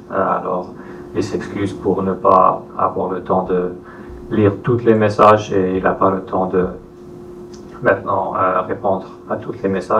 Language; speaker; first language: French; non-native, fluent; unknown